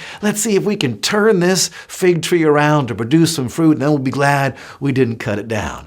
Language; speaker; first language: English; native; English